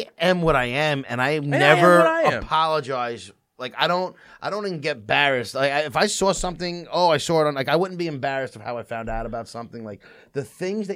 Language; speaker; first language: English; native; English